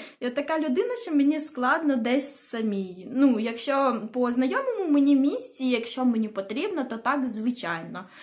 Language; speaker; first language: Ukrainian; non-native, local second language; Russian